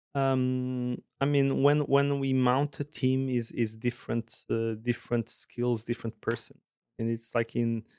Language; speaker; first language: English; non-native, fluent; Portuguese